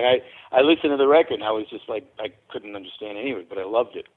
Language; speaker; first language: English; native; English